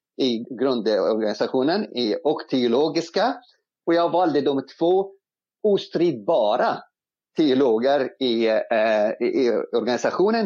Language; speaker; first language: Swedish; non-native, fluent; Arabic